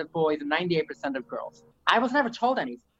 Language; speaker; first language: English; early bilingual, other home language; Yiddish